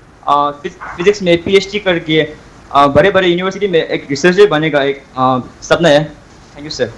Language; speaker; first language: Hindi; non-native, local second language; Tibetan